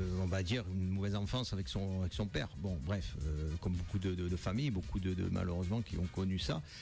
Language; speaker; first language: French; native; French